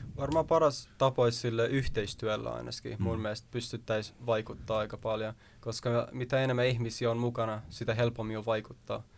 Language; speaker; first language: Finnish; early bilingual, other home language; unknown